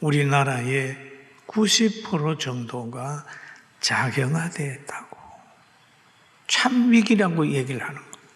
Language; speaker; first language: Korean; native; Korean